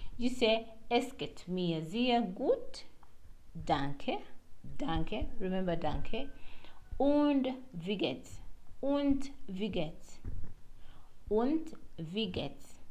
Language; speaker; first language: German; non-native, learner; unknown